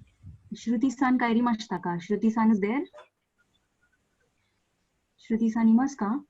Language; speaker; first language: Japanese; non-native, fluent; Marathi